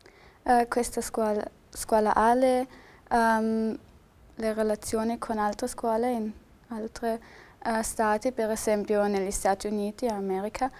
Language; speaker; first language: Italian; non-native, fluent; German